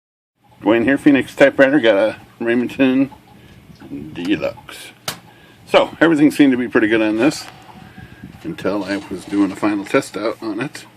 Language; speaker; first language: English; native; English